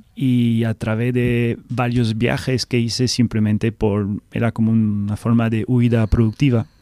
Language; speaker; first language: Spanish; non-native, fluent; French